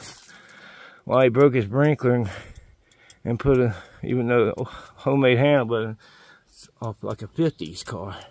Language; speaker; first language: English; native; English